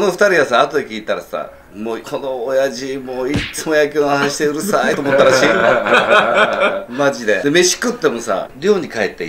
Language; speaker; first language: Japanese; native; Japanese